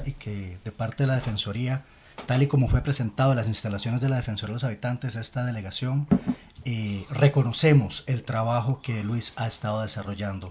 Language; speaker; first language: Spanish; native; Spanish